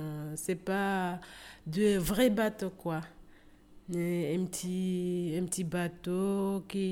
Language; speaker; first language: French; non-native, local second language; Comorian